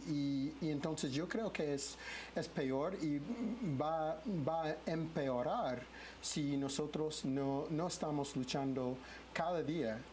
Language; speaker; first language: Spanish; non-native, fluent; English